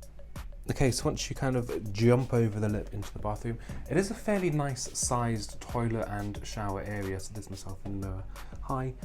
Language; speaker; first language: English; native; English